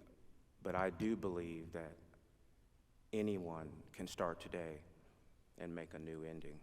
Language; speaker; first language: English; native; English